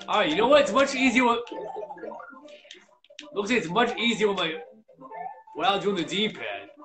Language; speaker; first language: English; native; English